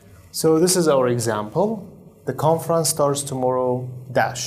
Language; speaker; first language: English; non-native, fluent; Central Kurdish